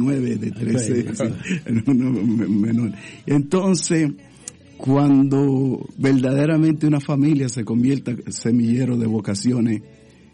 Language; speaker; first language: Spanish; native; Spanish